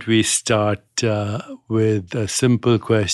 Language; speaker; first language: English; non-native, local second language; Hindi